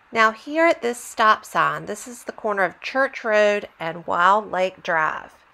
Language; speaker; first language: English; native; English